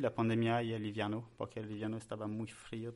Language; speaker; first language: Spanish; non-native, learner; French